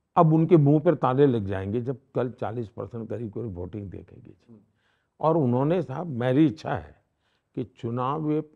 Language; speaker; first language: Hindi; non-native, local second language; Gujarati